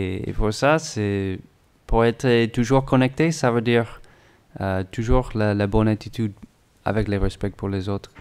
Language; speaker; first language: French; non-native, learner; English